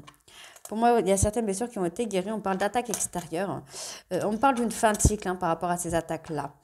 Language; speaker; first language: French; native; French